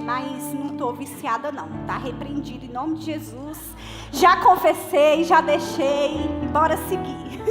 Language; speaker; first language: Portuguese; native; Portuguese